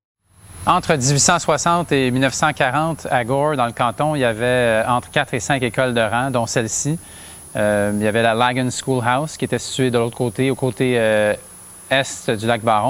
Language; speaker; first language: French; native; French